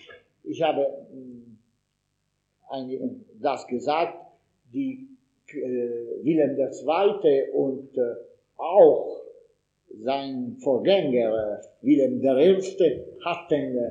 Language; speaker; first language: German; non-native, fluent; Italian